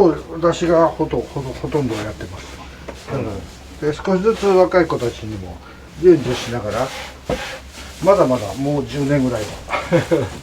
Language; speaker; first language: Japanese; native; Japanese